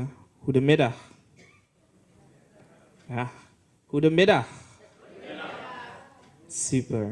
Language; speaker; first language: Dutch; native; Dutch